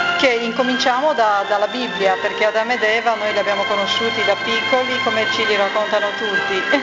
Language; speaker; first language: Italian; non-native, fluent; Romanian